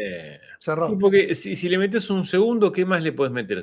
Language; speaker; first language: Spanish; native; Spanish